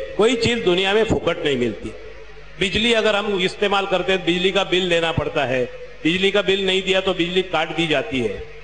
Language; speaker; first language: Hindi; non-native, local second language; Marathi